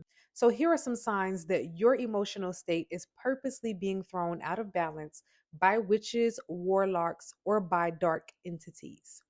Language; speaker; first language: English; native; English